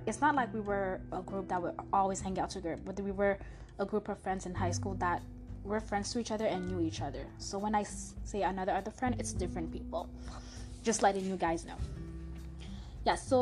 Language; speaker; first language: English; non-native, fluent; French